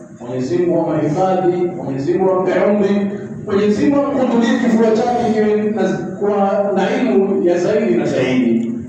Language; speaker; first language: Swahili; native; Swahili